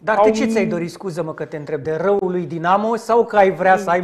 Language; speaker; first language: Romanian; native; Romanian